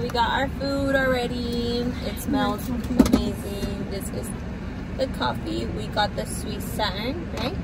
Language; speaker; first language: English; early bilingual, other home language; Spanish